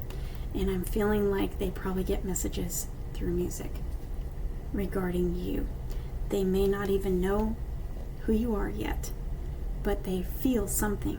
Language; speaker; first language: English; native; English